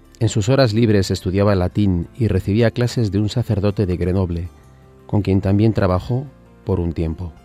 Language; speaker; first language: Spanish; native; Spanish